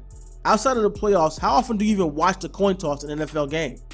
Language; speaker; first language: English; native; English